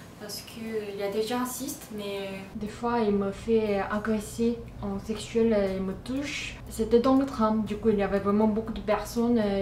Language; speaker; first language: French; non-native, learner; Korean